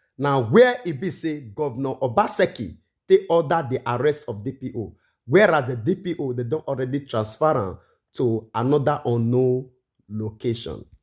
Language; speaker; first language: Nigerian Pidgin; native; Nigerian Pidgin